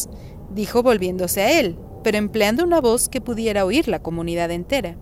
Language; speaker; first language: Spanish; native; Spanish